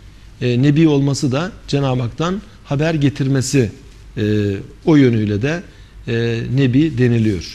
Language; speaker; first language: Turkish; native; Turkish